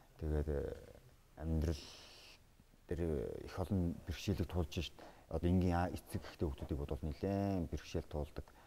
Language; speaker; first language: Mongolian; native; Mongolian